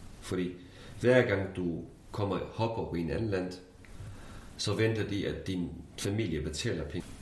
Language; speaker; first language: Danish; non-native, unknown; Kurdish